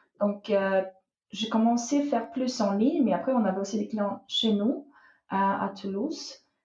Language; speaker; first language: French; non-native, fluent; Russian